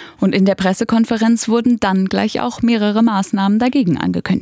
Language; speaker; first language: German; native; German